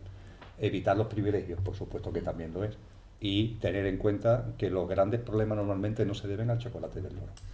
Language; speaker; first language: Spanish; native; Spanish